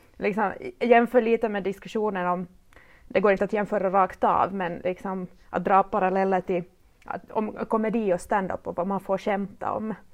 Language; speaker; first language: Swedish; native; Swedish